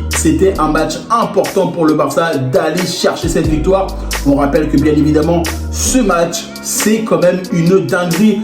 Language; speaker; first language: French; native; French